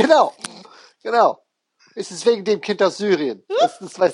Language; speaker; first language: German; non-native, fluent; English